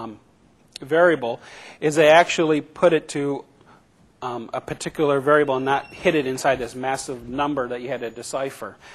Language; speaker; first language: English; native; English